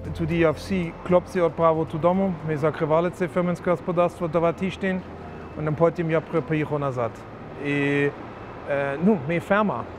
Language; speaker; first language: Ukrainian; non-native, learner; German